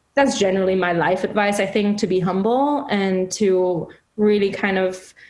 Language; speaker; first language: English; non-native, fluent; German